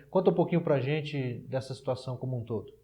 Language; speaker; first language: Portuguese; native; Portuguese